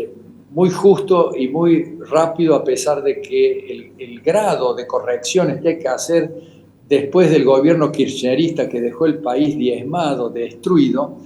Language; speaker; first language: Spanish; native; Spanish